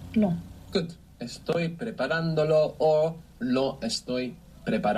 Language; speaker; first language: Spanish; non-native, fluent; English